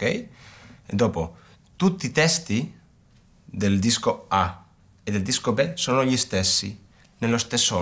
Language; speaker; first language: Italian; early bilingual, heritage; Spanish